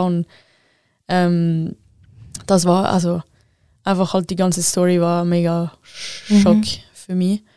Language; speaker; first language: German; non-native, local second language; French